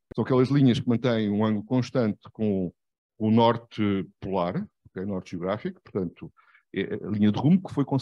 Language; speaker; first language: Portuguese; native; Portuguese